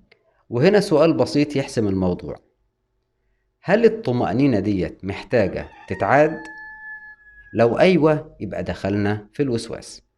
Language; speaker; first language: Arabic; native; Arabic